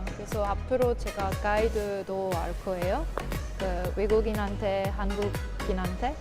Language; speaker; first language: Korean; non-native, learner; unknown